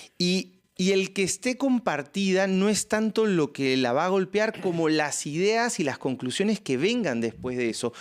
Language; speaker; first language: Spanish; native; Spanish